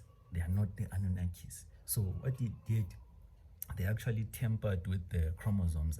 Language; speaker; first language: English; non-native, local second language; Xhosa